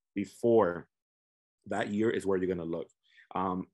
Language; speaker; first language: English; native; English